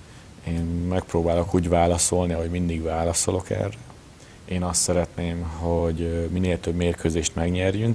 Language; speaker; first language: Hungarian; native; Hungarian